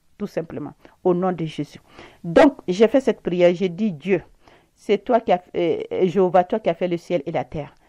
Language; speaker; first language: French; non-native, local second language; Bambara